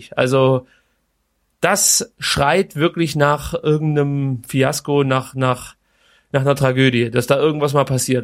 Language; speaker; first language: German; native; German